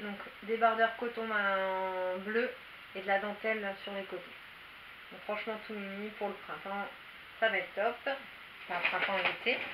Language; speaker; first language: French; native; French